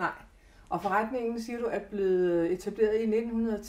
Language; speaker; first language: Danish; native; Danish